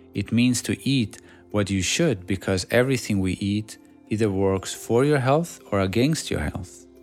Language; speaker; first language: English; non-native, fluent; Swedish